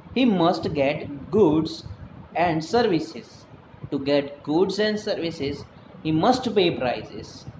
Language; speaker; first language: English; non-native, local second language; Gujarati